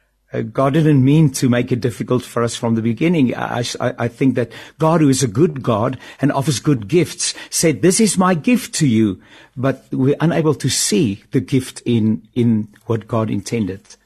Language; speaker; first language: English; non-native, local second language; Afrikaans